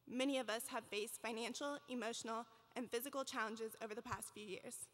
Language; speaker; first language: English; native; English